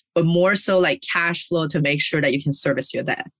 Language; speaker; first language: English; early bilingual, other home language; Chinese